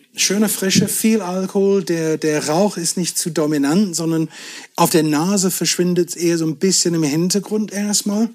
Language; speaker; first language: German; non-native, fluent; English